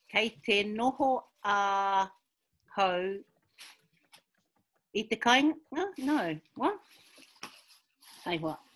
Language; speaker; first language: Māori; non-native, learner; English